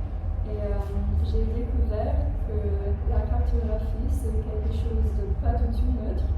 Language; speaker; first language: French; non-native, fluent; English